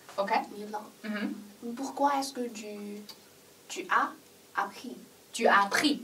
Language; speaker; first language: French; non-native, learner; Chinese